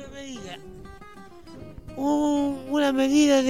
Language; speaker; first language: Spanish; native; Spanish